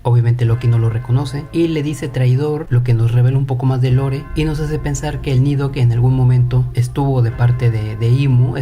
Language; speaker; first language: Spanish; native; Spanish